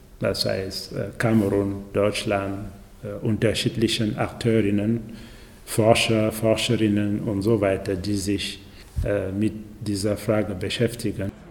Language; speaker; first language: German; non-native, fluent; French